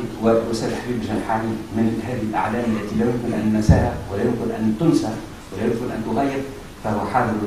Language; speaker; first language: Arabic; native; Arabic